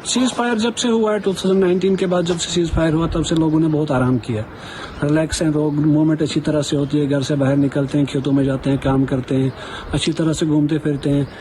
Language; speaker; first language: Urdu; non-native, local second language; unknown